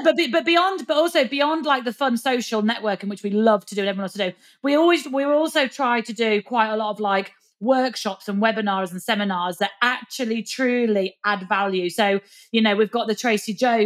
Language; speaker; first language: English; native; English